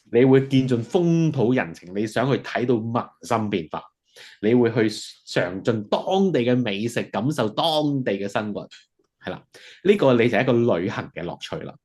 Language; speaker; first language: Cantonese; early bilingual, heritage; Cantonese